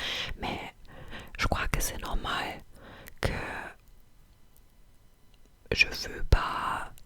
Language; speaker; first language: French; non-native, fluent; English